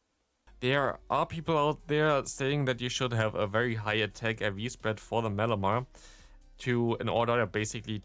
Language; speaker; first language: English; non-native, fluent; German